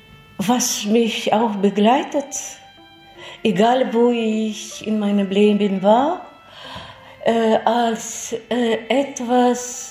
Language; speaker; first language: German; non-native, fluent; Russian